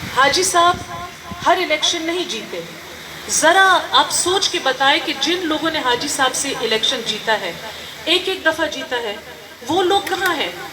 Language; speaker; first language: Urdu; non-native, local second language; Northern Hindko